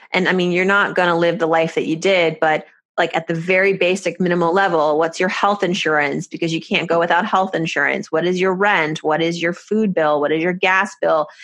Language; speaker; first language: English; early bilingual, other home language; Persian